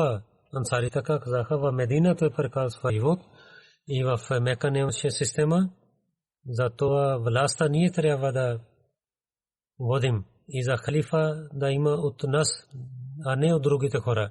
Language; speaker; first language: Bulgarian; non-native, learner; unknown